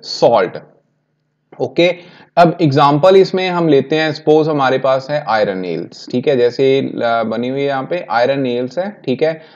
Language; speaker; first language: Hindi; non-native, local second language; Punjabi